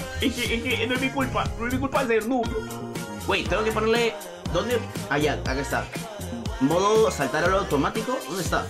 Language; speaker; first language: Spanish; native; Spanish